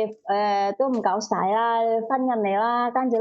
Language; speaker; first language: Cantonese; native; Cantonese